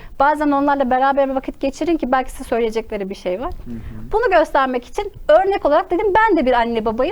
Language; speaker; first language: Turkish; native; Turkish